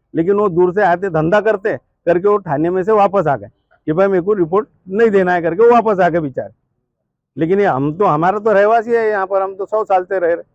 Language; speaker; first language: Hindi; native; Hindi